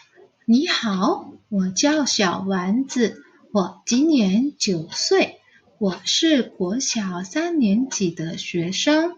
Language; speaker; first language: Chinese; non-native, fluent; Indonesian